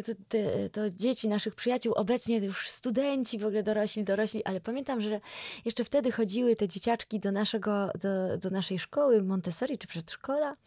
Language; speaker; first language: Polish; native; Polish